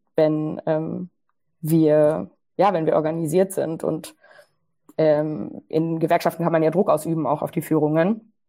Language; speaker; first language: German; native; German